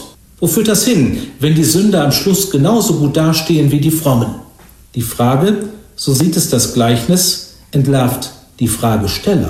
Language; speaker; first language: German; native; German